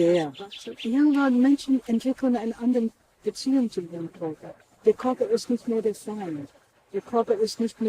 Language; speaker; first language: German; non-native, fluent; English